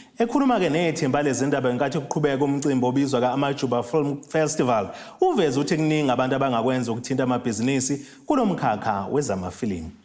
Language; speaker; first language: Zulu; native; Zulu